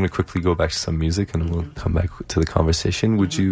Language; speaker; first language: English; non-native, fluent; Persian